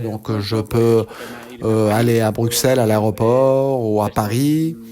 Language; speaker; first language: French; non-native, fluent; Spanish